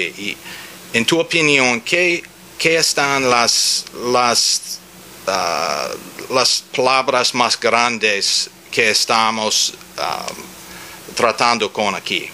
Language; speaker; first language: Spanish; non-native, learner; English